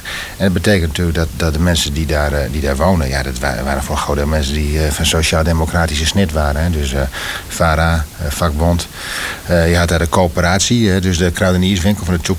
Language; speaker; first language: Dutch; native; Dutch